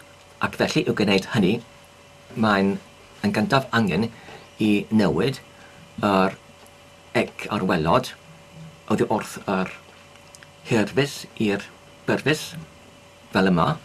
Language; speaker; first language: Welsh; non-native, learner; English